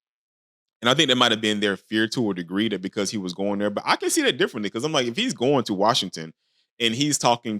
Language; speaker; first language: English; native; English